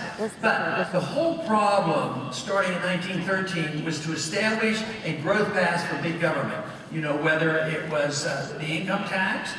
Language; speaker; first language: English; native; English